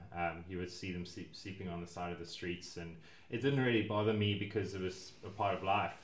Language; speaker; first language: English; native; English